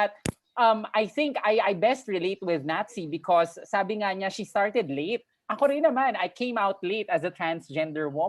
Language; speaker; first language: Filipino; native; Filipino